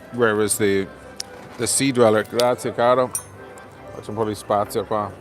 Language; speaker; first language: Italian; non-native, fluent; English